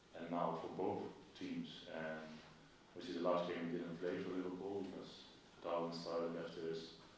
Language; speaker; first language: English; non-native, fluent; Dutch